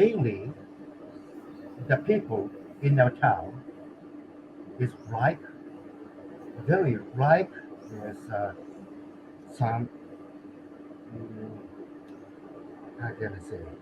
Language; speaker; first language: English; non-native, learner; Japanese